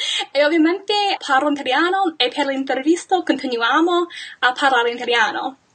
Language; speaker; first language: Italian; non-native, fluent; English